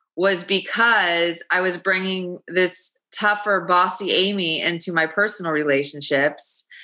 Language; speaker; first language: English; native; English